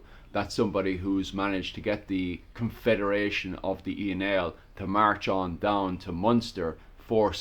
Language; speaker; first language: English; native; English